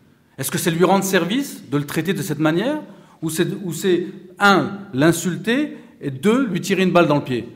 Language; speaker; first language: French; native; French